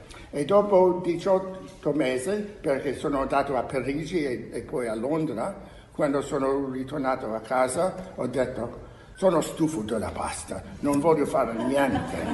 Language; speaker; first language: Italian; non-native, learner; English